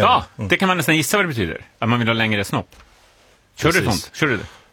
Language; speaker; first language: Swedish; native; Swedish